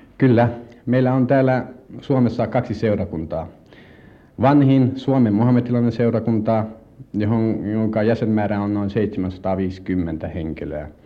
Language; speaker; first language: Finnish; non-native, fluent; Tatar